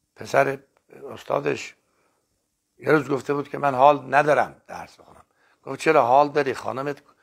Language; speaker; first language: Persian; non-native, local second language; Azerbaijani